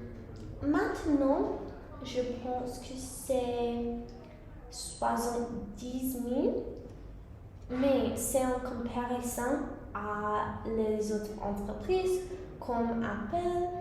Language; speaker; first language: French; non-native, learner; English